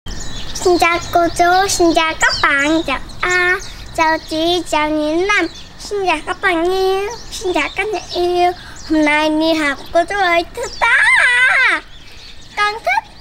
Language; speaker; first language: Vietnamese; early bilingual, heritage; Vietnamese